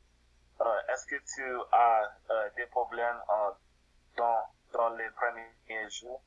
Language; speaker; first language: French; non-native, learner; English